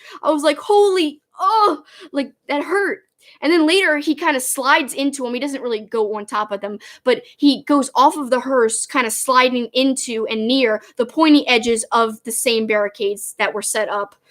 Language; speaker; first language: English; native; English